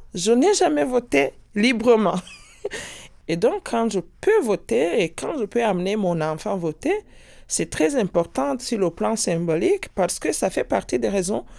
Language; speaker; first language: French; non-native, local second language; Kinyarwanda